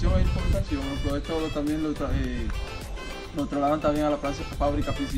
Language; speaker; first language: Spanish; native; Spanish